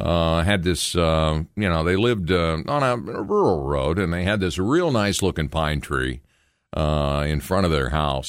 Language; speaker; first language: English; native; English